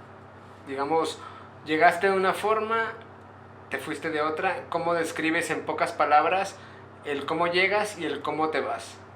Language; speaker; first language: Spanish; native; Spanish